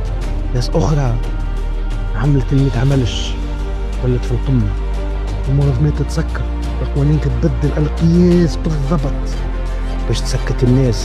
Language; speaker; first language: Arabic; native; Arabic